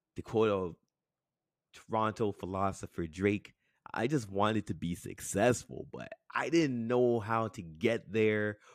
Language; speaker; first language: English; native; English